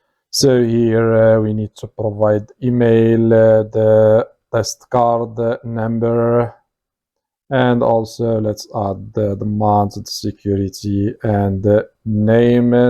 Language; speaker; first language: English; non-native, fluent; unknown